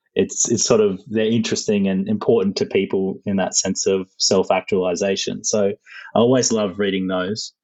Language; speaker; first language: English; native; English